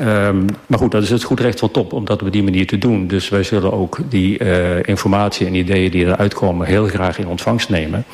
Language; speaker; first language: Dutch; native; Dutch